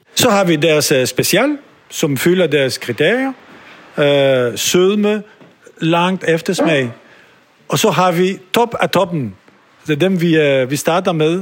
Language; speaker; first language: Danish; non-native, fluent; French